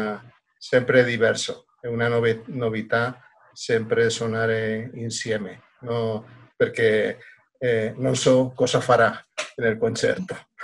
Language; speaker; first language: Italian; non-native, fluent; Spanish